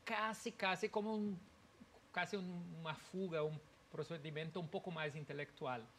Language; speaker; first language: Spanish; non-native, learner; Portuguese